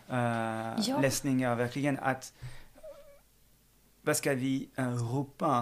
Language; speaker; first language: Swedish; non-native, fluent; French